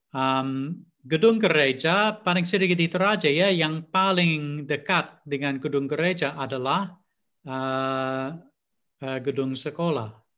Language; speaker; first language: Indonesian; non-native, fluent; English